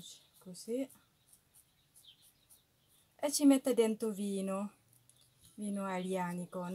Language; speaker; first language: Italian; non-native, learner; Thai